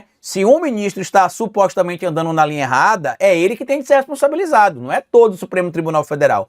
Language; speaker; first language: Portuguese; native; Portuguese